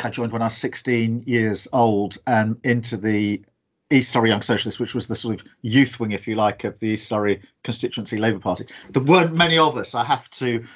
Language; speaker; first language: English; native; English